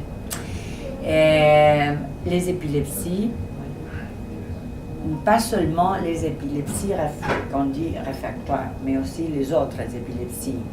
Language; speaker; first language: French; non-native, fluent; Spanish